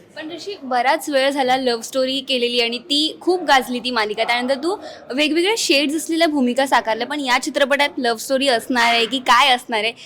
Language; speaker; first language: Marathi; native; Marathi